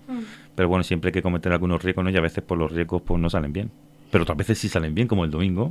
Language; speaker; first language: Spanish; native; Spanish